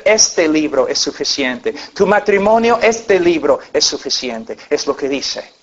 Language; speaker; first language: Spanish; non-native, fluent; English